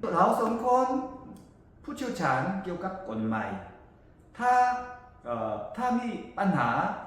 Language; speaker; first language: Thai; non-native, learner; Korean